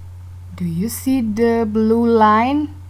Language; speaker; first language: English; non-native, learner; Indonesian